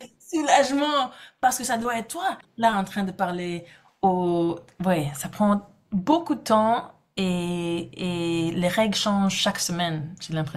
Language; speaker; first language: French; non-native, fluent; English